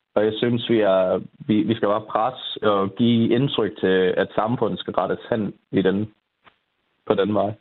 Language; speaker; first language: Danish; non-native, fluent; English